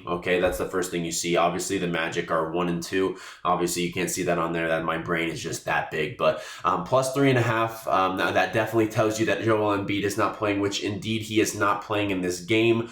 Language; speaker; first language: English; native; English